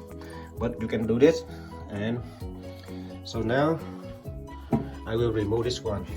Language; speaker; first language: English; non-native, learner; Vietnamese